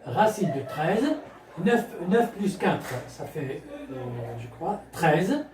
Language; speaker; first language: French; non-native, local second language; Arabic